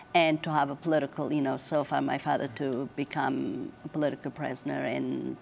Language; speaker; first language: English; non-native, fluent; Amharic